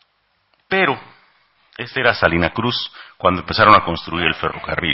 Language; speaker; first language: Spanish; native; Spanish